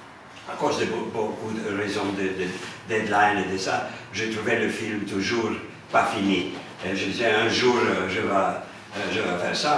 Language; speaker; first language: French; non-native, fluent; Romanian